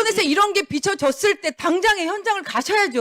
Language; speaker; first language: Korean; native; Korean